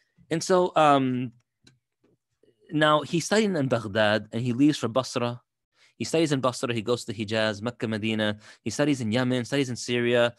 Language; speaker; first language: English; native; English